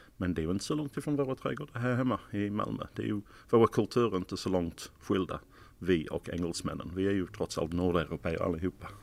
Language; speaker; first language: Swedish; non-native, fluent; English